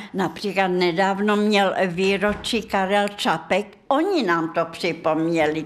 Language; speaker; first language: Czech; non-native, fluent; Russian